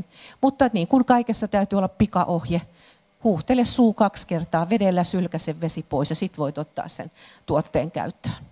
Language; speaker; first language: Finnish; native; Finnish